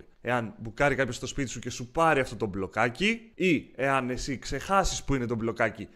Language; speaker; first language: Greek; native; Greek